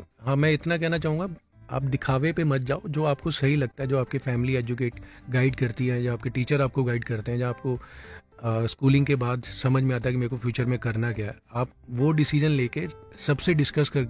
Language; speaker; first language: Hindi; native; Hindi